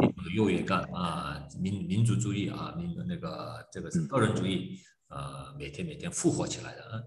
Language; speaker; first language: Chinese; non-native, fluent; Korean